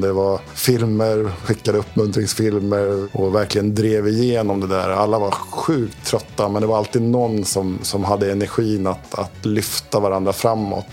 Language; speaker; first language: Swedish; native; Swedish